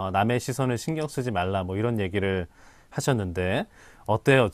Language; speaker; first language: Korean; native; Korean